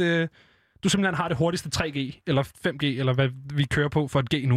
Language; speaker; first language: Danish; native; Danish